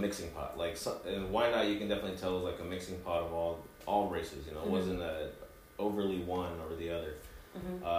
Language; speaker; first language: English; early bilingual, other home language; Spanish